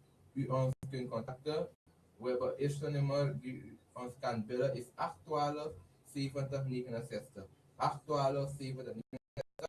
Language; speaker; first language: Dutch; non-native, learner; Haitian Creole